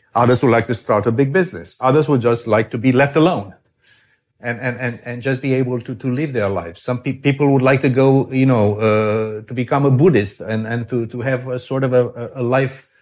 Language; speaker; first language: English; non-native, fluent; Romanian